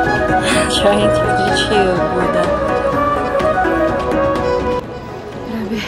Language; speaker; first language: English; non-native, local second language; Filipino